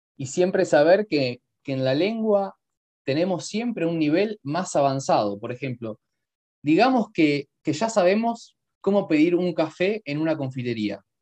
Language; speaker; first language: Spanish; native; Spanish